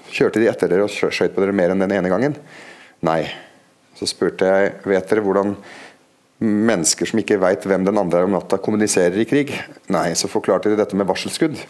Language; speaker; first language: Norwegian; non-native, fluent; Arabic